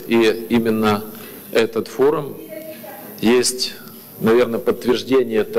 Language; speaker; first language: Russian; native; Russian